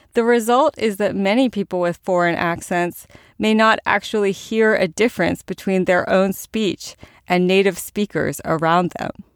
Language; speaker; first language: English; native; English